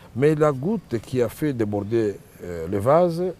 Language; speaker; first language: French; non-native, local second language; Swahili